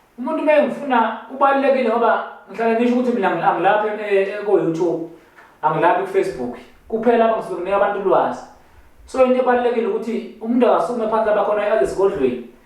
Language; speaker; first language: Zulu; native; Zulu